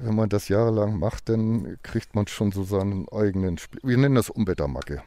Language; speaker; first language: German; native; German